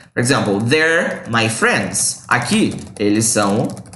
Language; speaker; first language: English; non-native, fluent; Portuguese